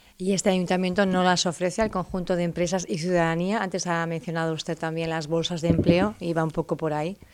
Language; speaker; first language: Spanish; native; Spanish